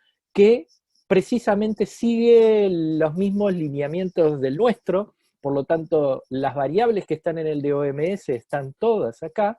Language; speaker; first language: Spanish; native; Spanish